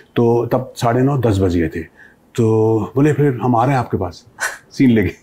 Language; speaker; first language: Hindi; native; Hindi